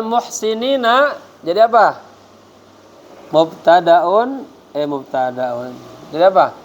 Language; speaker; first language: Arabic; non-native, fluent; Indonesian